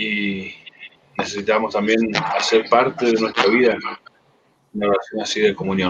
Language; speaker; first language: Spanish; native; Spanish